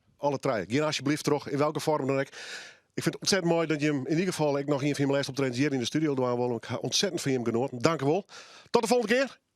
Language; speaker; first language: Dutch; non-native, local second language; Western Frisian